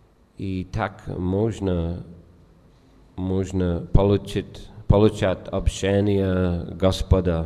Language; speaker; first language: Russian; non-native, fluent; English